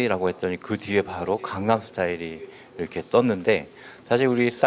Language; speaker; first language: Korean; native; Korean